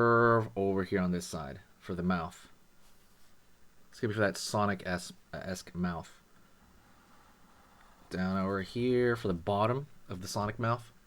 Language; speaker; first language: English; native; English